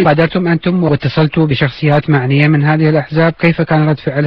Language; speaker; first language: Arabic; native; Arabic